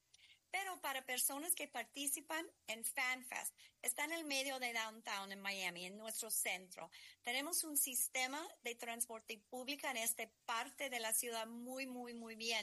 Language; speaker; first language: Spanish; non-native, learner; English